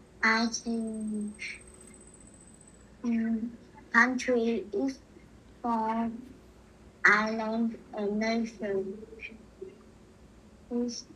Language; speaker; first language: English; non-native, learner; Vietnamese